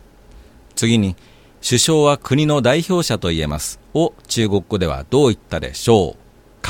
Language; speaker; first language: Japanese; native; Japanese